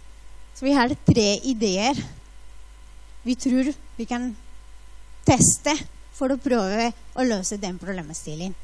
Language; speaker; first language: Norwegian; non-native, fluent; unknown